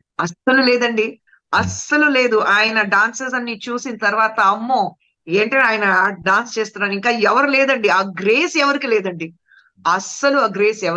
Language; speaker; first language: Telugu; non-native, fluent; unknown